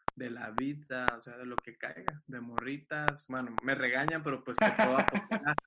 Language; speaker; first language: Spanish; native; Spanish